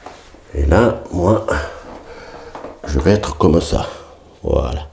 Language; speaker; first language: French; native; French